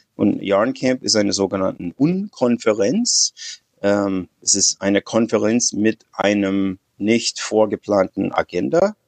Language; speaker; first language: German; non-native, fluent; English